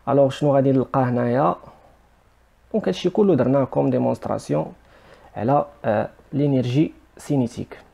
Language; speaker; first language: French; non-native, local second language; Arabic